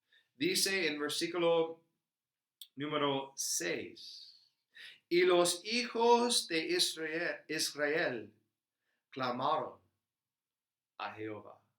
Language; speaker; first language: Spanish; non-native, fluent; English